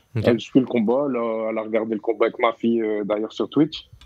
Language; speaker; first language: French; native; French